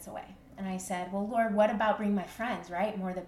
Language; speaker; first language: English; native; English